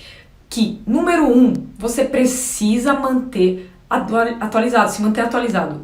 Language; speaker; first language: Portuguese; native; Portuguese